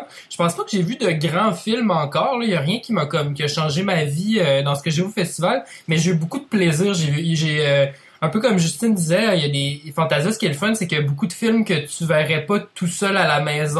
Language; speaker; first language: French; native; French